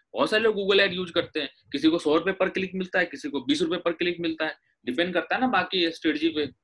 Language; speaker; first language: Hindi; native; Hindi